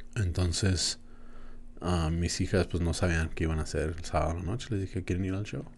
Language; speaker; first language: Spanish; native; Spanish